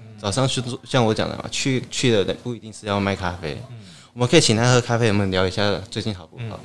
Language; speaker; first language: Chinese; native; Chinese